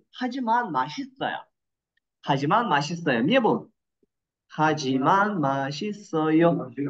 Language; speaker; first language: Korean; non-native, learner; Kyrgyz